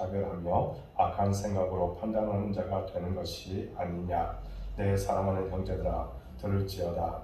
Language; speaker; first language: Korean; native; Korean